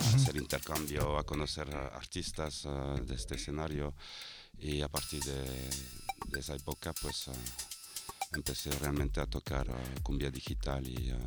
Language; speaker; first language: Spanish; non-native, fluent; French